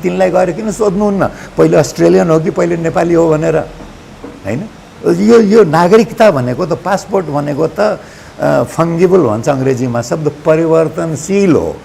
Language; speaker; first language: Nepali; non-native, local second language; Maithili